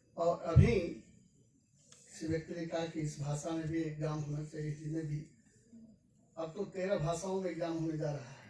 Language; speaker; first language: Hindi; native; Hindi